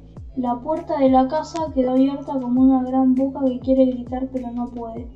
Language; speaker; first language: Spanish; native; Spanish